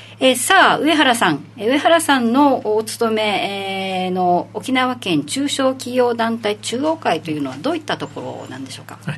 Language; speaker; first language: Japanese; native; Japanese